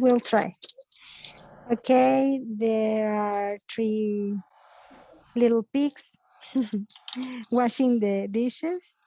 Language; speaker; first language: English; non-native, learner; Spanish